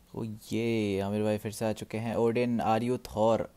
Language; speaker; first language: Hindi; native; Hindi